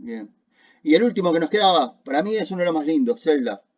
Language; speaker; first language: Spanish; native; Spanish